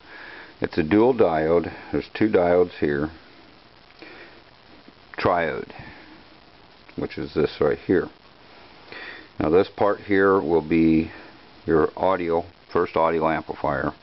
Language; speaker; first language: English; native; English